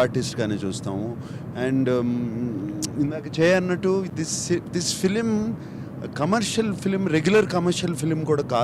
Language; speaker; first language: Telugu; native; Telugu